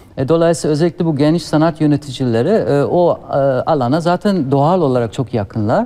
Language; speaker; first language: Turkish; non-native, fluent; German